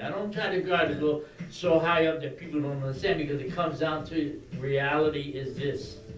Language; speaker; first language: English; early bilingual, other home language; Spanish